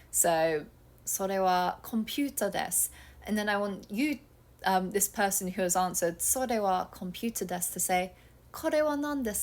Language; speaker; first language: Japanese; non-native, fluent; English